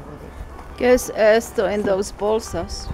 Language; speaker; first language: Spanish; non-native, learner; English